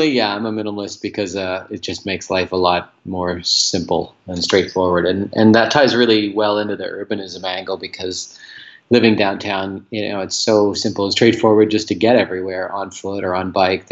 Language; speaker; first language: English; native; English